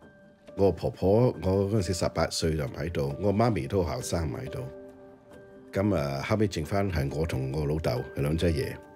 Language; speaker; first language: Cantonese; early bilingual, heritage; Cantonese